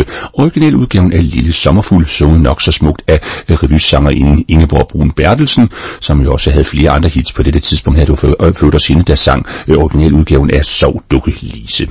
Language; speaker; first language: Danish; native; Danish